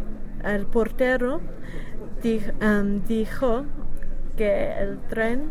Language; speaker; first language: Spanish; non-native, learner; English